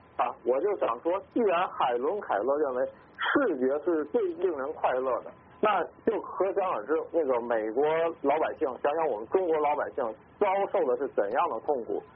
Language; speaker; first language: Chinese; native; Chinese